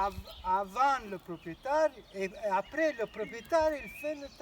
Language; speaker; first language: French; non-native, learner; Italian